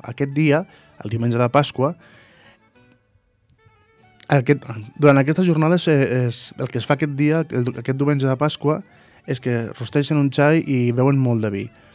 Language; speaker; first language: Catalan; native; Catalan